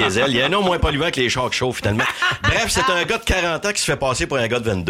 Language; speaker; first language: French; native; French